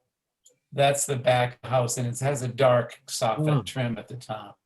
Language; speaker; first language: English; native; English